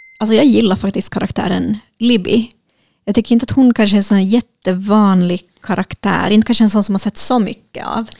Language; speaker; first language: Swedish; native; Swedish